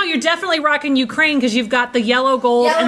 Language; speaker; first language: English; native; English